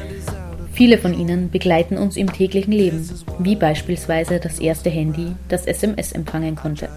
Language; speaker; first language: German; native; German